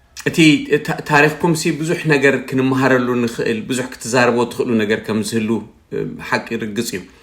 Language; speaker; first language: Tigrinya; native; Tigrinya